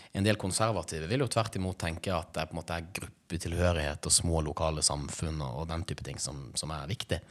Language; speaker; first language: Norwegian; native; Norwegian